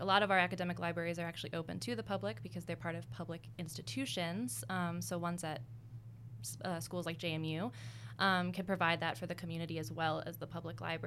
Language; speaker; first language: English; native; English